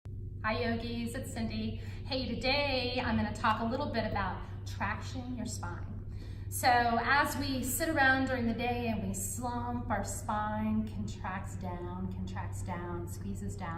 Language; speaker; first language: English; native; English